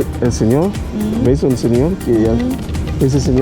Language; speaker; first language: Spanish; non-native, learner; Haitian Creole